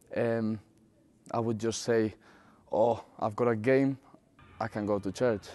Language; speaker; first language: English; non-native, fluent; Spanish